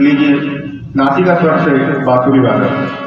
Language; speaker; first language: Hindi; native; Hindi